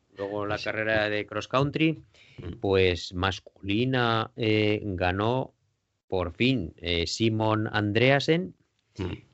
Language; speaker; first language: Spanish; native; Spanish